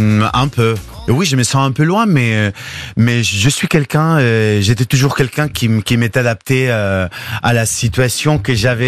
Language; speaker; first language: French; non-native, fluent; Spanish